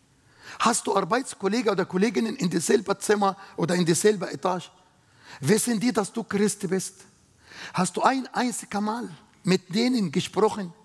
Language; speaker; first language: German; non-native, fluent; Arabic